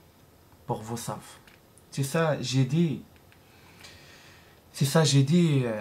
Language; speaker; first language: French; non-native, learner; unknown